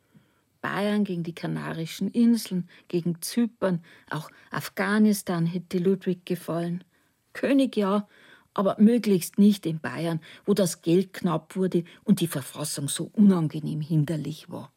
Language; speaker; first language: German; native; German